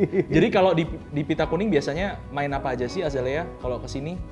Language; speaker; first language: Indonesian; native; Indonesian